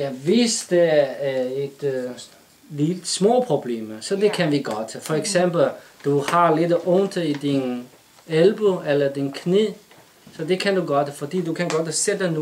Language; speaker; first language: Danish; non-native, learner; Chinese